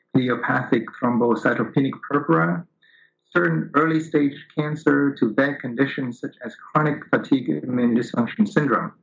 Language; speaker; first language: English; early bilingual, other home language; Vietnamese